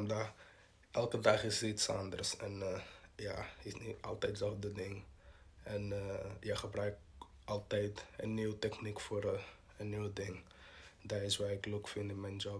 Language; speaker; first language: Dutch; non-native, local second language; Portuguese